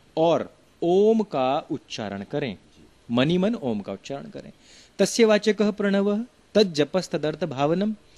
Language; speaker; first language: Hindi; native; Hindi